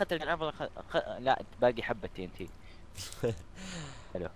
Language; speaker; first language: Arabic; native; Arabic